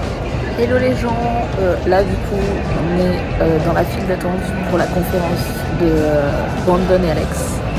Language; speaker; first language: French; native; French